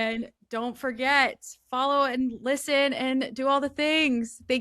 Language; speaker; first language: English; native; English